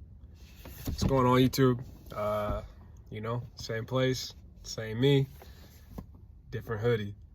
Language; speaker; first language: English; native; English